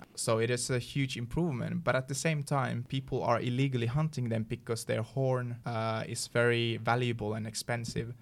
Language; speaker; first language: English; non-native, fluent; Finnish